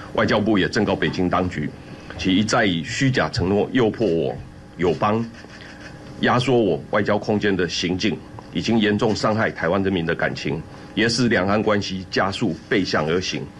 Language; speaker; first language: Chinese; native; Chinese